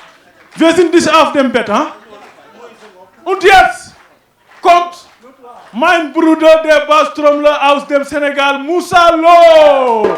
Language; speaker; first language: German; non-native, fluent; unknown